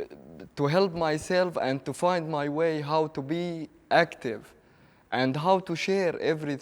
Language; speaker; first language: English; non-native, learner; Arabic